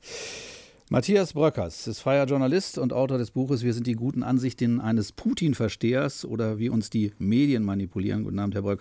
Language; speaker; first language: German; native; German